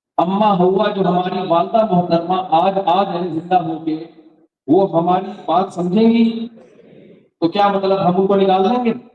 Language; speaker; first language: Urdu; native; Urdu